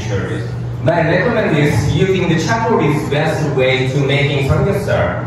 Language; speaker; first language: English; non-native, learner; Korean